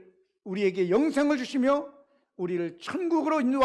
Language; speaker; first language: Korean; native; Korean